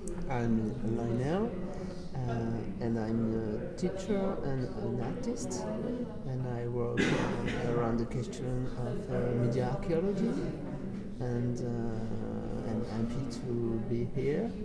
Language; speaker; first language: English; non-native, learner; French